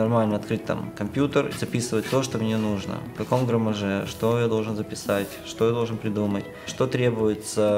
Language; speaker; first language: Russian; native; Russian